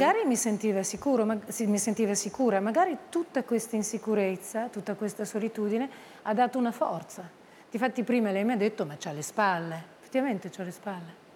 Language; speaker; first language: Italian; early bilingual, heritage; Italian